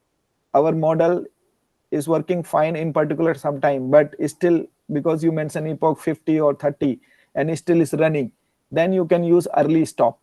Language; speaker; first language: English; non-native, learner; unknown